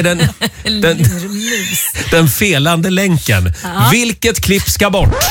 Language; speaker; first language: Swedish; native; Swedish